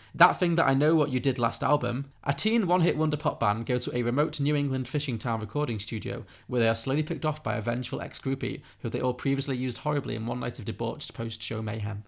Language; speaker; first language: English; native; English